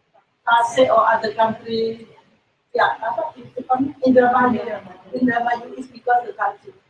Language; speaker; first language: English; non-native, learner; Indonesian